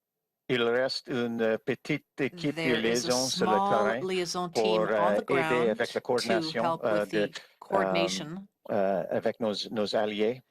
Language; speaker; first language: French; non-native, fluent; English